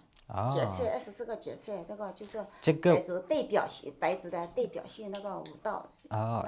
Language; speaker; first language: Chinese; non-native, local second language; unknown